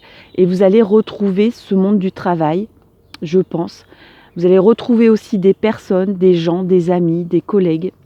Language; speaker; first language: French; native; French